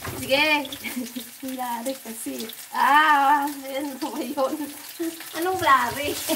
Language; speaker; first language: Filipino; non-native, local second language; Hiligaynon